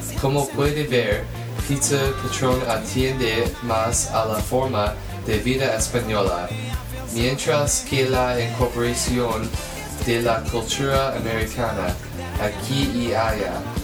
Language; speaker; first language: Spanish; non-native, learner; English